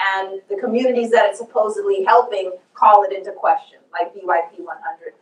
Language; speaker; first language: English; native; English